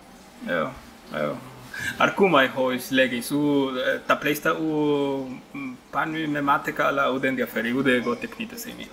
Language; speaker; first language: Greek; non-native, fluent; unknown